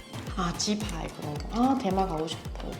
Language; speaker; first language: Korean; non-native, learner; Chinese